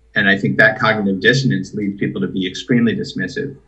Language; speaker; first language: English; native; English